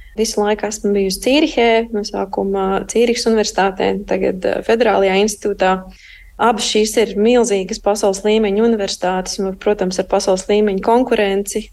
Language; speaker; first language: Latvian; early bilingual, heritage; Latvian